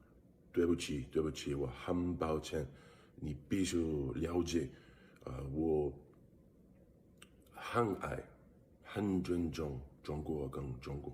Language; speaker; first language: Chinese; non-native, learner; English